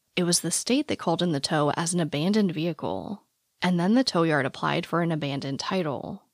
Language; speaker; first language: English; native; English